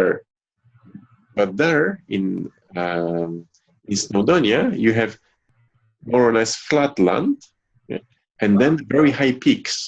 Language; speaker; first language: English; non-native, fluent; Polish